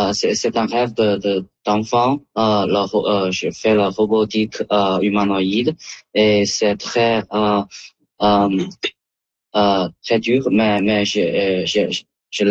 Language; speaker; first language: French; non-native, learner; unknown